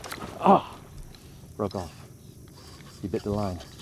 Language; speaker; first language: English; native; English